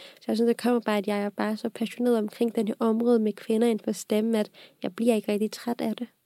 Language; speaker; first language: Danish; non-native, fluent; Urdu